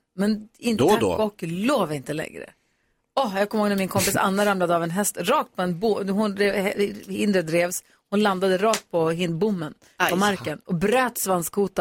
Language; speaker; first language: Swedish; native; Swedish